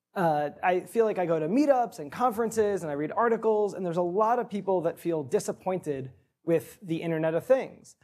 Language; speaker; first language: English; native; English